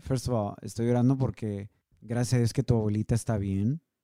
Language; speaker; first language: Spanish; early bilingual, heritage; Spanish